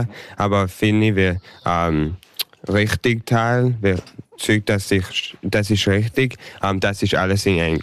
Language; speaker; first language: German; early bilingual, heritage; English